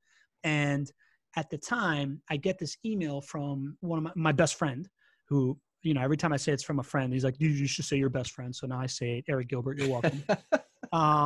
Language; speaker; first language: English; early bilingual, other home language; Spanish